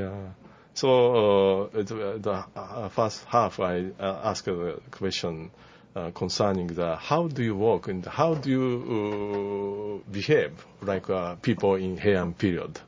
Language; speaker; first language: English; non-native, learner; Japanese